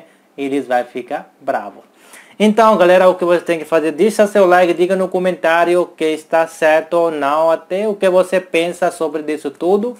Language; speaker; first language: Portuguese; non-native, learner; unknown